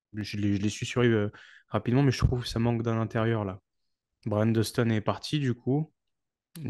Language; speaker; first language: French; native; French